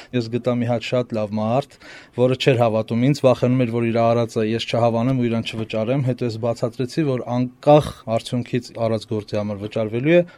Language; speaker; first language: Armenian; native; Armenian